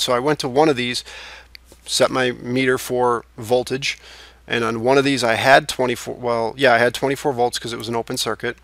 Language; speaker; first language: English; native; English